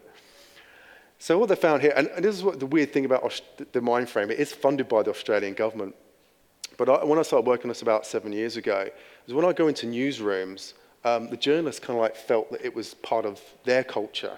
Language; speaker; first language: English; native; English